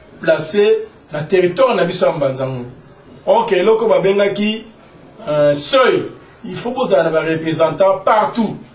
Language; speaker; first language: Lingala; non-native, local second language; Kongo